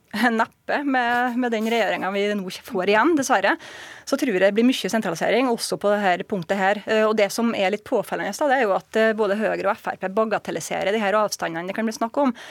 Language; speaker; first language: Norwegian; native; Norwegian